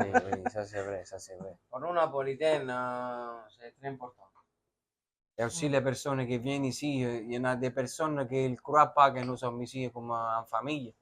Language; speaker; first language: French; non-native, learner; Italian